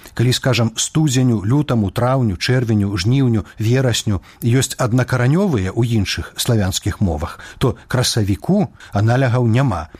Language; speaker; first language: Belarusian; native; Belarusian